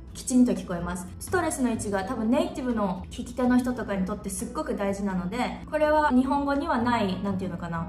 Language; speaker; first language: Japanese; native; Japanese